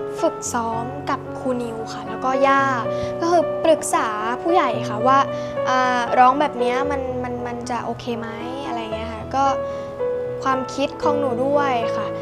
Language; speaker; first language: Thai; native; Thai